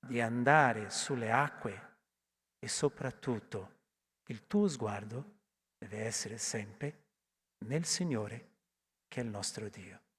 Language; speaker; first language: Italian; non-native, learner; Portuguese